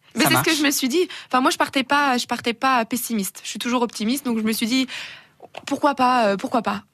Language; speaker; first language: French; native; French